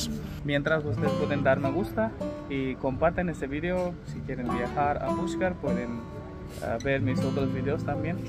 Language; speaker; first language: Spanish; non-native, learner; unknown